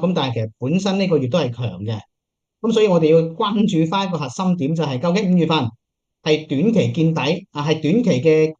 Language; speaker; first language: Cantonese; native; Cantonese